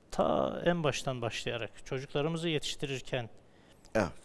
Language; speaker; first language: Turkish; native; Turkish